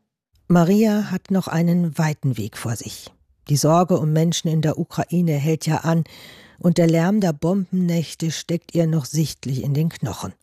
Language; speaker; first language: German; native; German